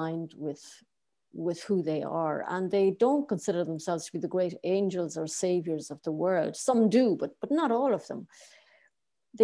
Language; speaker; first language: English; native; English